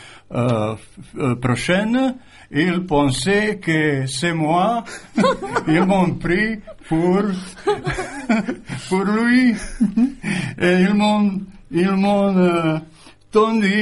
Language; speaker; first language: French; non-native, fluent; Croatian